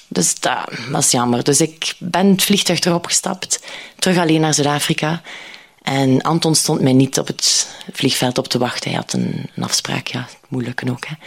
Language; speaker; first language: Dutch; native; Dutch